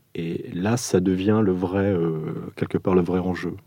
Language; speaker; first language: French; early bilingual, other home language; Portuguese